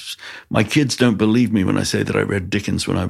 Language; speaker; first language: English; native; English